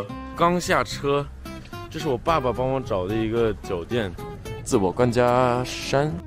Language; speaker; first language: Chinese; early bilingual, other home language; English